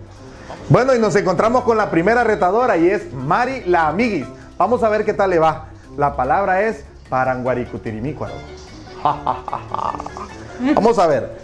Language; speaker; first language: Spanish; native; Spanish